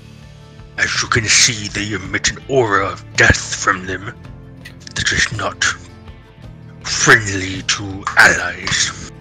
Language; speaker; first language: English; native; English